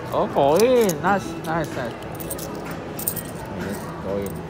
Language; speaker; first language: English; non-native, learner; Indonesian